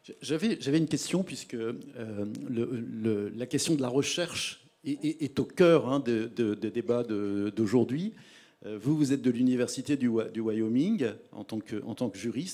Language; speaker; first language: French; native; French